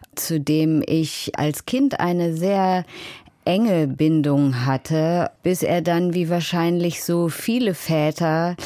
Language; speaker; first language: German; native; German